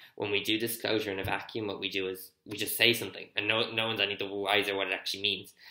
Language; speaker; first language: English; native; English